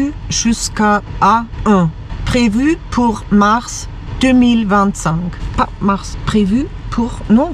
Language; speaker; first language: French; non-native, fluent; German